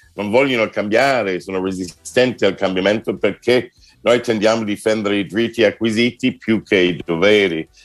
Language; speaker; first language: Italian; non-native, fluent; English